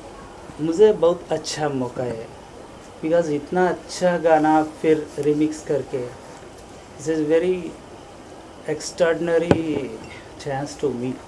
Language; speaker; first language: Hindi; non-native, local second language; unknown